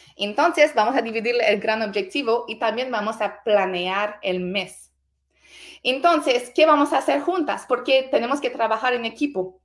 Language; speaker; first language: Spanish; non-native, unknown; French